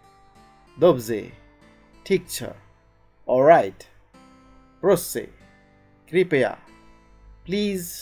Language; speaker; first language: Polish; non-native, learner; Nepali